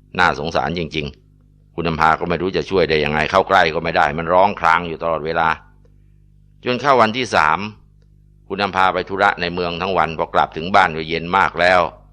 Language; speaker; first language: Thai; native; Thai